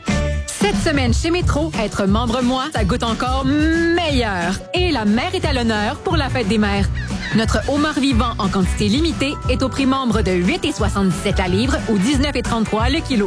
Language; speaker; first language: French; native; French